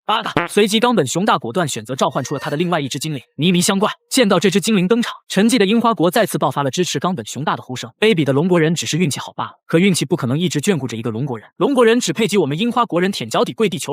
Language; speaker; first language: Chinese; native; Chinese